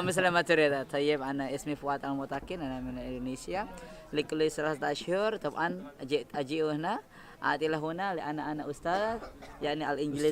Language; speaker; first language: Arabic; non-native, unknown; Indonesian